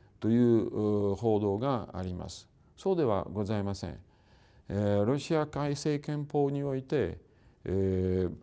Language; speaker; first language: Japanese; non-native, fluent; Russian